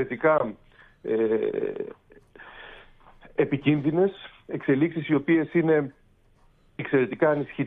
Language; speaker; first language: Greek; native; Greek